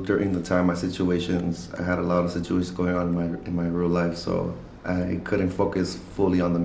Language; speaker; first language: English; early bilingual, other home language; Spanish